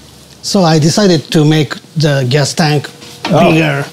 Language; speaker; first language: English; non-native, learner; Japanese